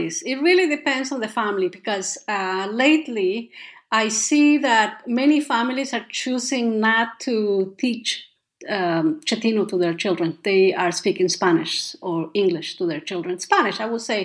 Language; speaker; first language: English; non-native, fluent; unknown